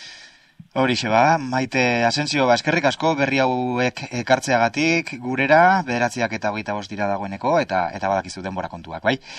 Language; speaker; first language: Basque; native; Basque